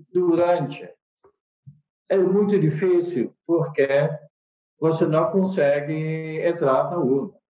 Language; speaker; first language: Portuguese; non-native, fluent; Dutch